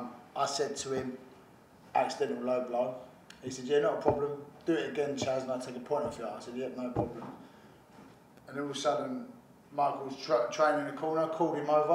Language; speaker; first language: English; native; English